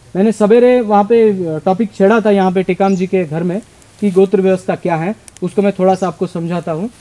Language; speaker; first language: Hindi; non-native, local second language; Marathi